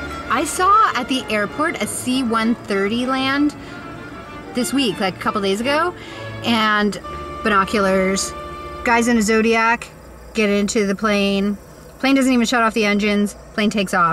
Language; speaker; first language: English; native; English